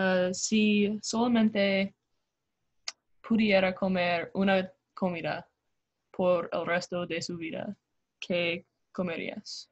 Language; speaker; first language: Spanish; non-native, learner; English